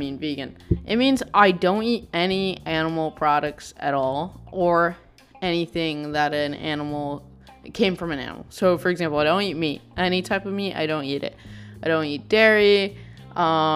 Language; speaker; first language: English; native; English